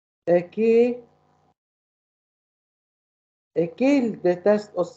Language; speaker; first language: French; non-native, learner; Arabic